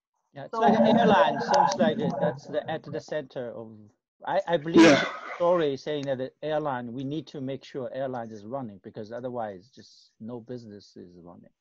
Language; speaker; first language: English; non-native, fluent; Chinese